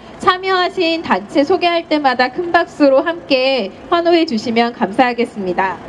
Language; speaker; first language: Korean; native; Korean